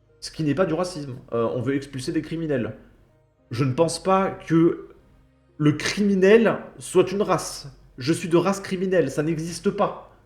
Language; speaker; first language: French; native; French